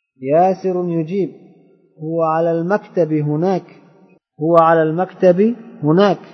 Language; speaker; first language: Arabic; non-native, fluent; Uzbek